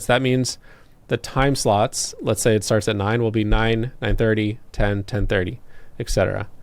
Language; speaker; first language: English; native; English